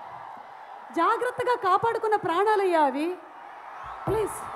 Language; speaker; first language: Telugu; native; Telugu